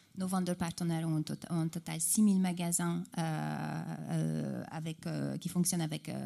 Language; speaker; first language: French; non-native, fluent; Hungarian